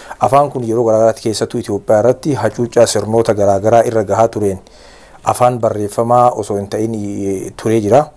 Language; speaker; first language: Oromo; native; Oromo